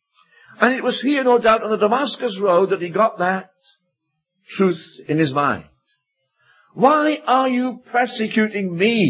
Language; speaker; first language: English; native; English